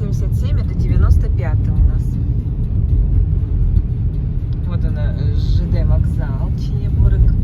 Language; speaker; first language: Russian; native; Russian